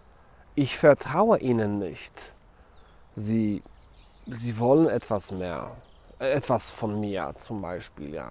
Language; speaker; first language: German; non-native, fluent; Polish